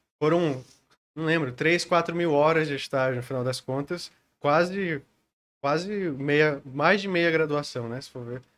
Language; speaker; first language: Portuguese; native; Portuguese